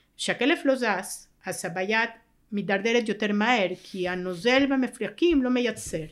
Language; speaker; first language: Hebrew; non-native, fluent; Spanish